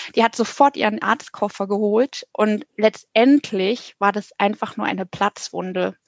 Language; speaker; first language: German; native; German